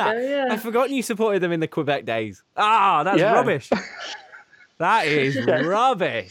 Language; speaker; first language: English; native; English